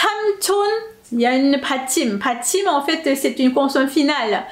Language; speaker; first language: French; non-native, fluent; Korean